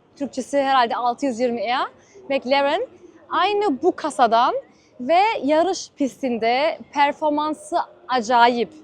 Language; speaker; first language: Turkish; early bilingual, heritage; Turkish